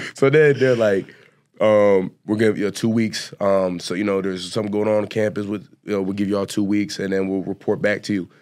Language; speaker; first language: English; native; English